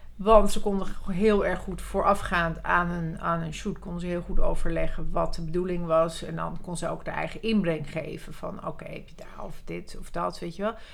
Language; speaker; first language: Dutch; early bilingual, other home language; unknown